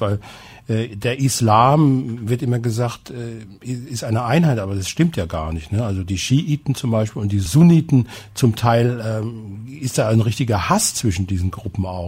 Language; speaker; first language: German; non-native, fluent; Persian